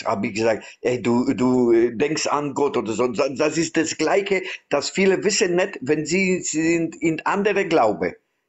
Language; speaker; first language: German; non-native, learner; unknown